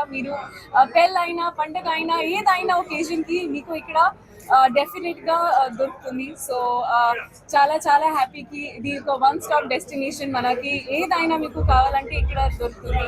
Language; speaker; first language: Telugu; non-native, learner; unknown